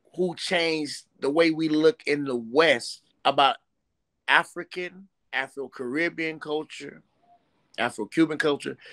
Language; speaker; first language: English; native; English